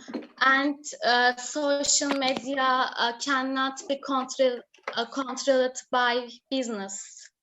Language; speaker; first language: English; non-native, learner; Turkish